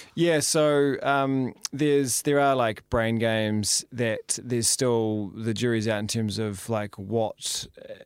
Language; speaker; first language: English; native; English